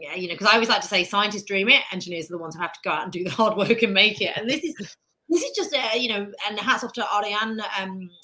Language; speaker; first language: English; native; English